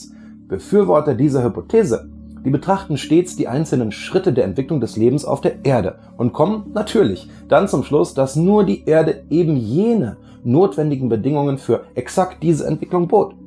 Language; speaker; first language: German; native; German